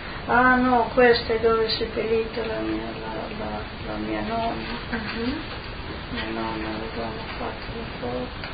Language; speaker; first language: Italian; non-native, local second language; Slovenian